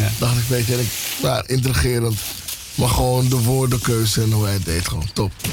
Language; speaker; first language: Dutch; early bilingual, other home language; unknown